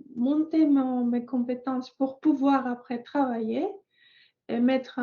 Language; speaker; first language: French; non-native, fluent; Greek